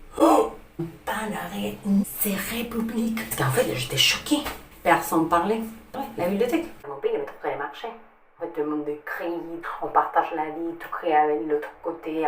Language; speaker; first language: French; non-native, fluent; Spanish